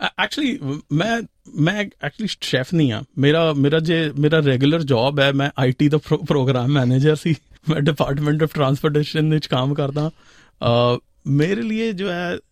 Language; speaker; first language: Punjabi; non-native, local second language; Hindi